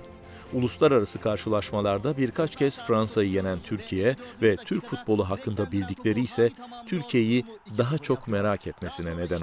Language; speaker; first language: Turkish; native; Turkish